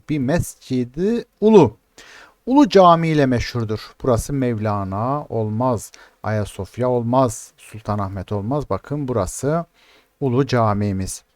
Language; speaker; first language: Turkish; native; Turkish